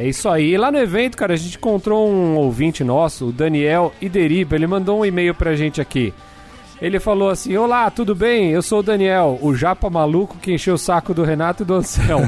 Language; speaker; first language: Portuguese; native; Portuguese